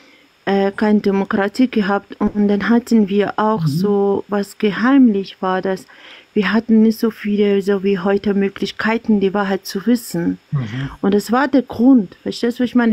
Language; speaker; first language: German; non-native, learner; Arabic